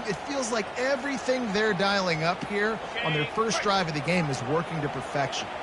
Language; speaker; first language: English; native; English